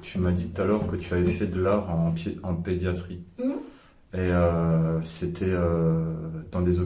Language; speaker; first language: French; native; French